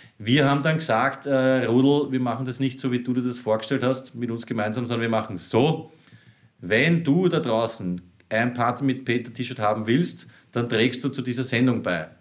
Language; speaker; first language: German; native; German